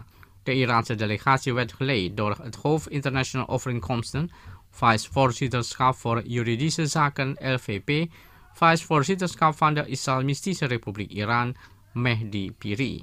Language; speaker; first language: Dutch; non-native, fluent; Indonesian